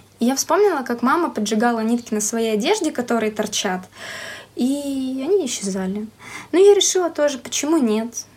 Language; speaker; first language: Russian; native; Russian